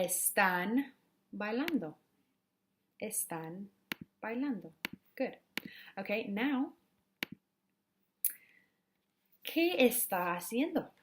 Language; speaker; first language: Spanish; non-native, fluent; English